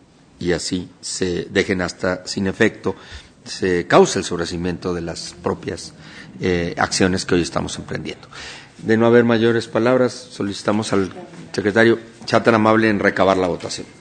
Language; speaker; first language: Spanish; native; Spanish